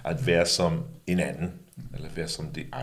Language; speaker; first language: Danish; early bilingual, other home language; English